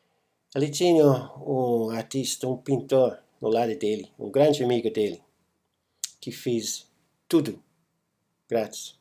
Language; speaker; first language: Portuguese; non-native, fluent; English